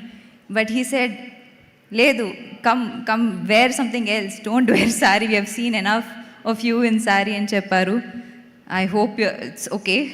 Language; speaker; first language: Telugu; non-native, fluent; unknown